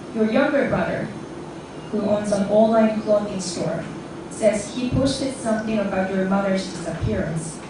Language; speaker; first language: English; non-native, fluent; Korean